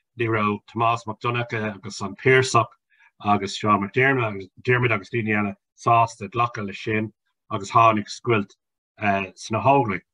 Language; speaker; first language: Irish; non-native, local second language; English